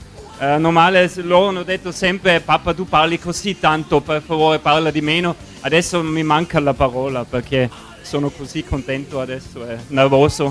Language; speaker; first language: Italian; non-native, learner; German